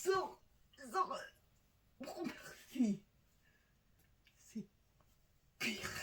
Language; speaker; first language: French; non-native, learner; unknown